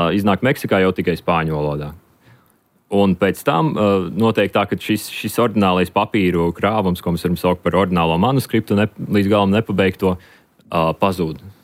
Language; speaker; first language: Latvian; native; Latvian